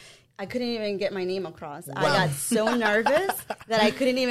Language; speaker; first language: English; non-native, fluent; Spanish